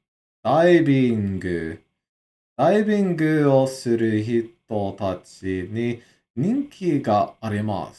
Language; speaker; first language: Japanese; non-native, learner; English